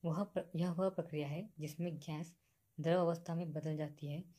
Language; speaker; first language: Hindi; non-native, local second language; Marathi